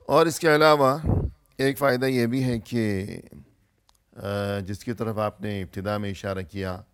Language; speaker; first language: Urdu; native; Urdu